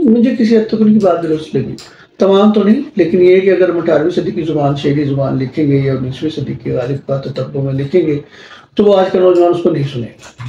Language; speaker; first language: Urdu; non-native, local second language; Punjabi